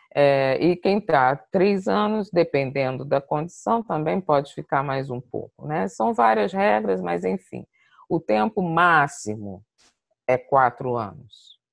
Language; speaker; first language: Portuguese; native; Portuguese